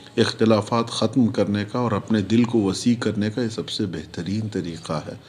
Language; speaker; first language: Urdu; native; Urdu